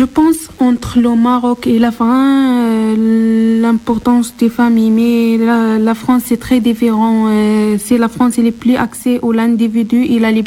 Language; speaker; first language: French; non-native, learner; Arabic